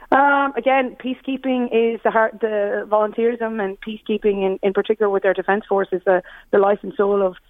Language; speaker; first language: English; native; English